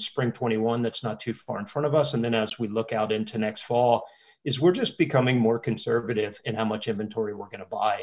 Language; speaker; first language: English; native; English